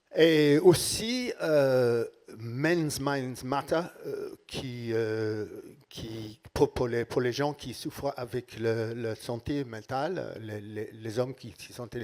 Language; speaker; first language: French; non-native, learner; English